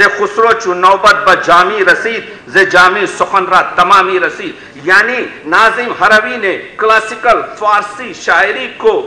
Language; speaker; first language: Urdu; native; Urdu